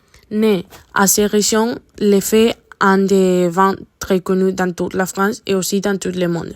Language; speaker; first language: French; non-native, learner; Spanish